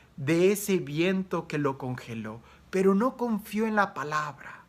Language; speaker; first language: Spanish; native; Spanish